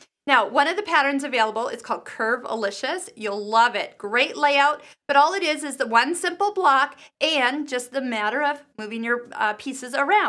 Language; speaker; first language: English; native; English